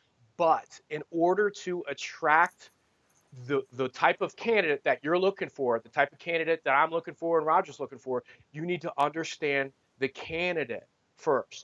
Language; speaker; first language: English; native; English